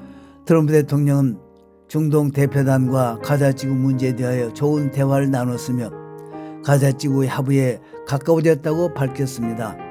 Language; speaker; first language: Korean; native; Korean